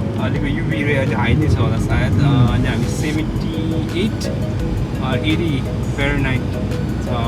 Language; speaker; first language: Nepali; non-native, local second language; Gurung